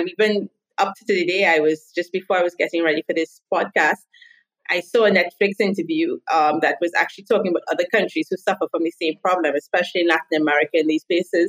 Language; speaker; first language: English; native; English